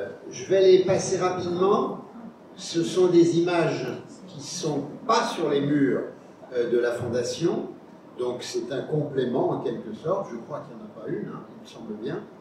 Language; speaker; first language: French; native; French